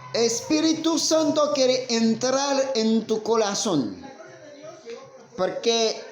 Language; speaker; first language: Spanish; non-native, learner; Haitian Creole